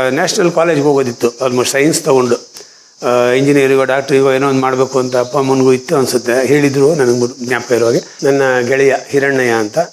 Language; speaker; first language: Kannada; non-native, local second language; Konkani